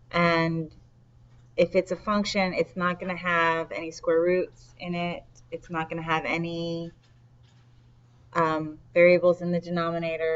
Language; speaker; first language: English; native; English